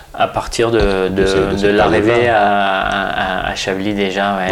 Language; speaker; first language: French; non-native, fluent; Dutch